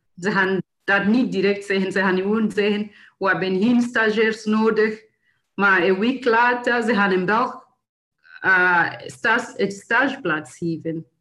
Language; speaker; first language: Dutch; non-native, learner; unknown